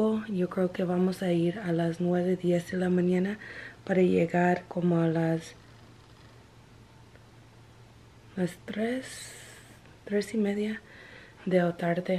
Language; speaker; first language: Spanish; non-native, learner; English